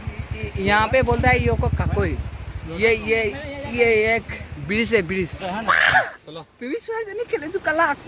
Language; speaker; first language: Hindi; non-native, local second language; Assamese